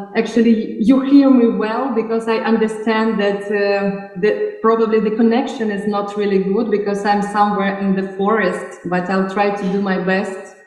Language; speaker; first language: English; non-native, fluent; Ukrainian